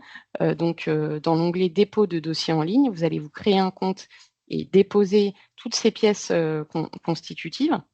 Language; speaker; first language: French; native; French